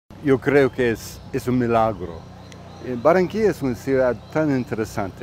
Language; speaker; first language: Spanish; non-native, fluent; English